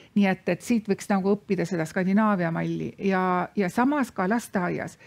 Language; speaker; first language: Estonian; non-native, fluent; Lithuanian